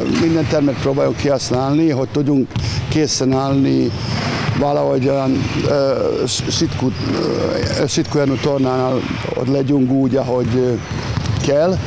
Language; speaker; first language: Hungarian; non-native, learner; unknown